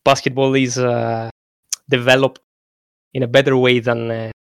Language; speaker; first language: English; non-native, fluent; Greek